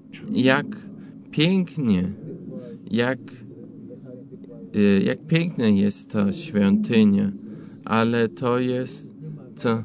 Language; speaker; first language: Polish; non-native, fluent; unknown